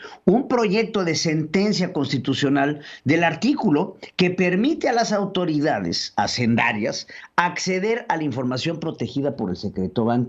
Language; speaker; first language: Spanish; native; Spanish